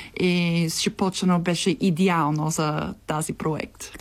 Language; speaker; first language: Bulgarian; non-native, learner; English